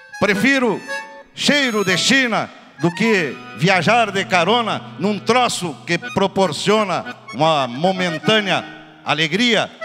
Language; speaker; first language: Portuguese; native; Portuguese